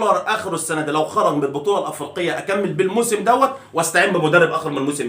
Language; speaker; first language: Arabic; native; Arabic